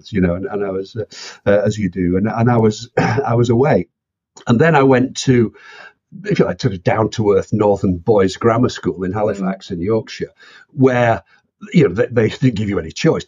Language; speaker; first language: English; native; English